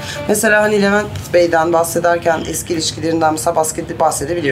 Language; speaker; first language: Turkish; native; Turkish